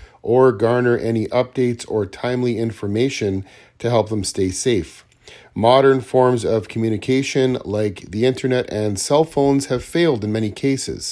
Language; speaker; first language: English; native; English